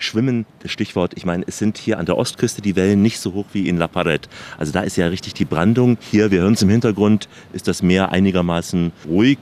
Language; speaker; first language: German; native; German